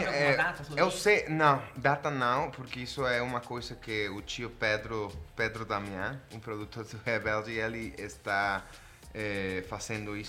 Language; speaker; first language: Portuguese; non-native, fluent; Spanish